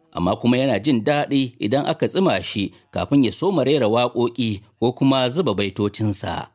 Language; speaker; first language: Hausa; native; Hausa